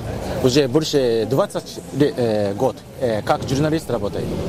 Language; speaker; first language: Russian; non-native, learner; Japanese